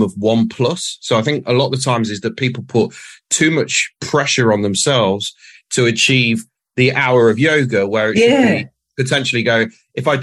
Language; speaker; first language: English; native; English